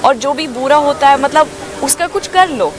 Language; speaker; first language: Hindi; non-native, fluent; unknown